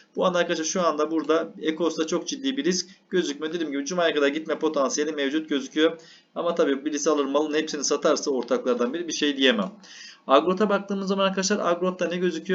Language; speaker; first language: Turkish; native; Turkish